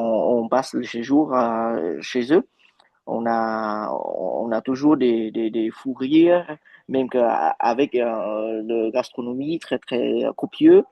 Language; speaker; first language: French; non-native, fluent; Vietnamese